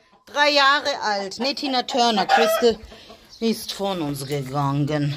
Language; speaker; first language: German; native; German